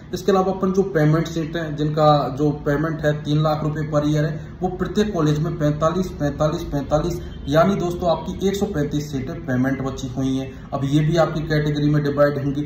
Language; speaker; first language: Hindi; native; Hindi